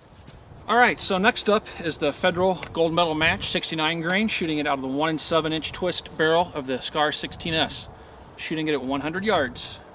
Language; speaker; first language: English; native; English